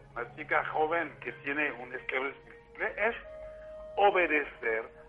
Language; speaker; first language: Spanish; non-native, fluent; French